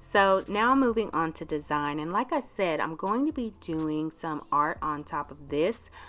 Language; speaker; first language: English; native; English